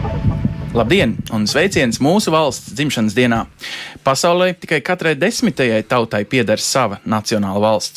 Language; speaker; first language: Latvian; native; Latvian